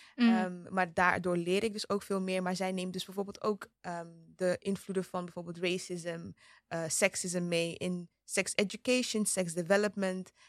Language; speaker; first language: Dutch; native; Dutch